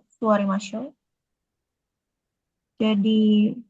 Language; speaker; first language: Japanese; non-native, learner; Indonesian